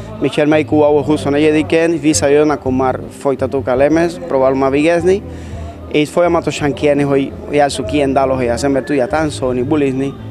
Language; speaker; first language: Hungarian; non-native, learner; Spanish